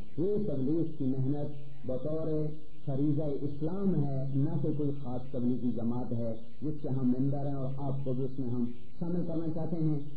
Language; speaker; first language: Urdu; non-native, local second language; Punjabi